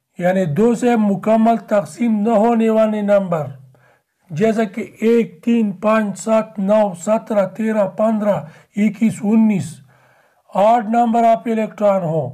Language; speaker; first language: Urdu; non-native, local second language; Pashto